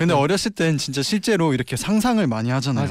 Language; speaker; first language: Korean; native; Korean